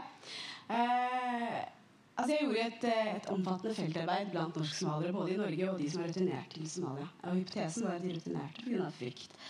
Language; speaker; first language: Norwegian; early bilingual, other home language; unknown